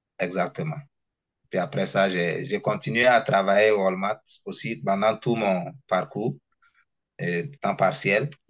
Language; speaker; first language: French; non-native, local second language; Ewe